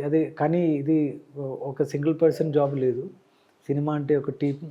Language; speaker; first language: Telugu; non-native, learner; Malayalam